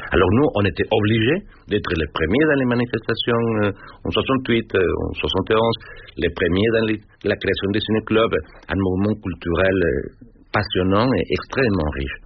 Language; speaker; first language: French; non-native, fluent; Spanish